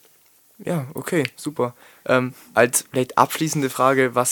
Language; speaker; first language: German; native; German